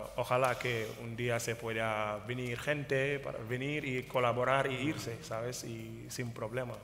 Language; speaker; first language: Spanish; non-native, fluent; Wolof